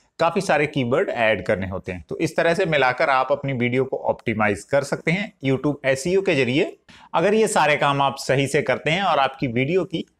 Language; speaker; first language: Hindi; native; Hindi